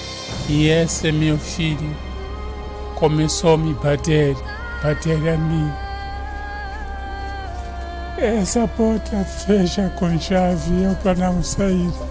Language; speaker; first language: Portuguese; non-native, local second language; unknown